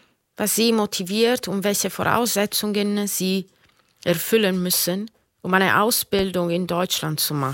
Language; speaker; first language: German; non-native, fluent; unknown